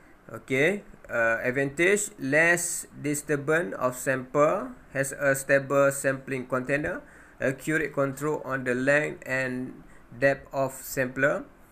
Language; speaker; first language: English; non-native, local second language; Malay